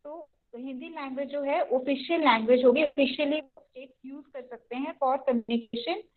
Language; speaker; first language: Hindi; non-native, local second language; Punjabi